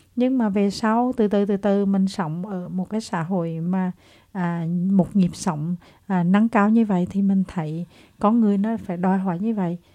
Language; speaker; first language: Vietnamese; native; Vietnamese